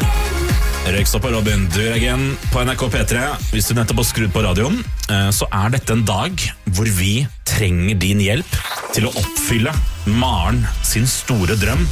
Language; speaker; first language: Norwegian; native; Norwegian